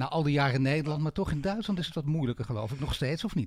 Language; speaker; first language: Dutch; native; Dutch